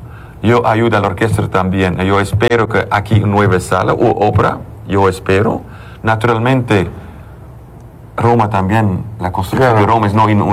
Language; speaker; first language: Spanish; non-native, learner; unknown